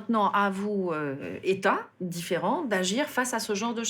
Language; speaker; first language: French; native; French